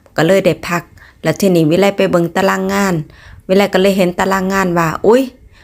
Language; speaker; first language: Thai; native; Thai